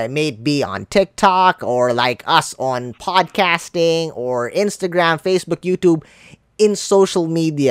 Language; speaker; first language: English; non-native, local second language; Filipino